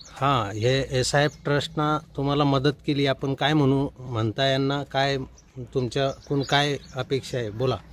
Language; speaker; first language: Hindi; non-native, local second language; Urdu